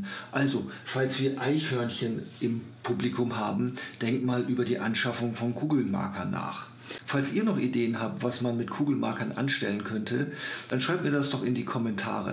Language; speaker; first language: German; native; German